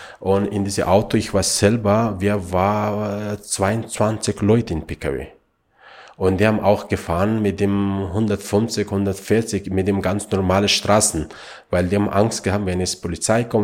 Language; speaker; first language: German; non-native, learner; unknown